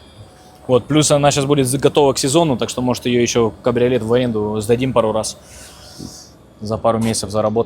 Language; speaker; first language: Russian; native; Russian